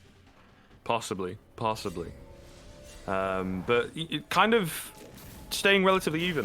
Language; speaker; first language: English; native; English